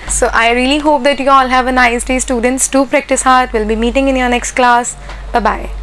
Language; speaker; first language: English; non-native, local second language; Hindi